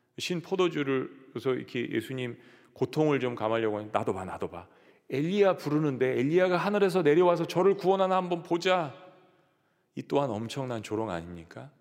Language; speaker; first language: Korean; native; Korean